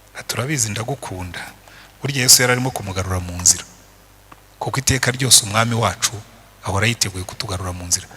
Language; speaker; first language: Kinyarwanda; native; Kinyarwanda